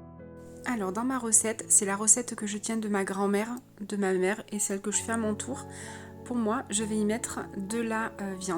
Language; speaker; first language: French; native; French